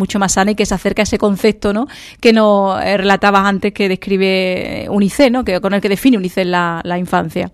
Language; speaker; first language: Spanish; native; Spanish